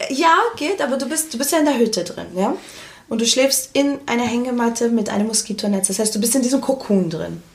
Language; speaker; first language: German; early bilingual, other home language; Portuguese